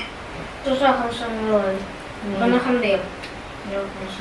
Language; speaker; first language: Vietnamese; early bilingual, heritage; Vietnamese